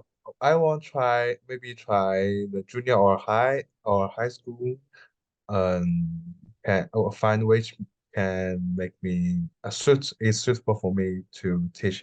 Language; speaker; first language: English; non-native, learner; Chinese